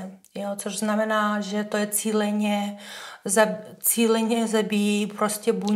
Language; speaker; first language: Czech; non-native, fluent; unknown